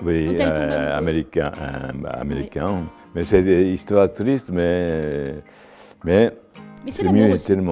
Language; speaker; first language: French; non-native, fluent; Japanese